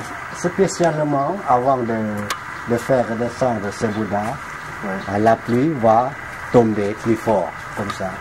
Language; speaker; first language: French; non-native, fluent; Lao